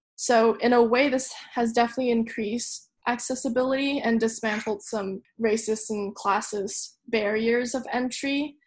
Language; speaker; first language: English; non-native, local second language; Cantonese